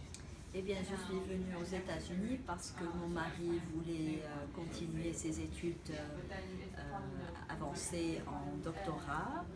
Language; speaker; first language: French; non-native, local second language; Arabic